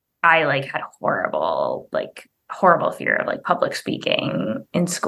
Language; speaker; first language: English; native; English